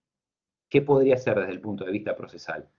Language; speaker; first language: Spanish; native; Spanish